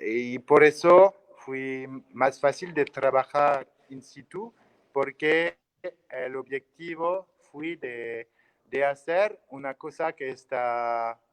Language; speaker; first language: Spanish; non-native, learner; French